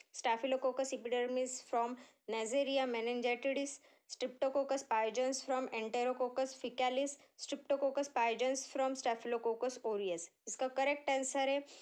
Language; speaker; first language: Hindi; non-native, local second language; Marathi